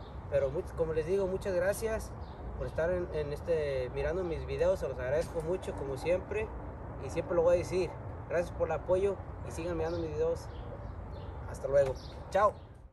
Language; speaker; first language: Spanish; early bilingual, heritage; Spanish